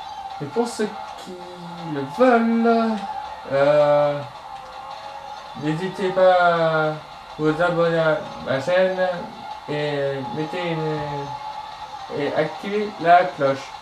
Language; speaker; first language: French; native; French